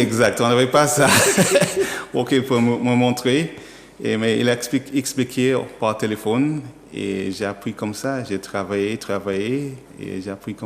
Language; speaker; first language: French; non-native, learner; English